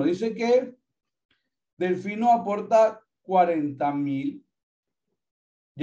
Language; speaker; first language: Spanish; native; Spanish